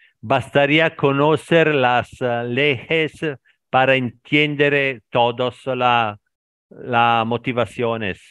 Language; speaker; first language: Spanish; non-native, learner; Italian